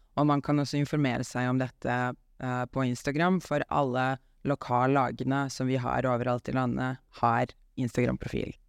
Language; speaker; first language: Norwegian; non-native, fluent; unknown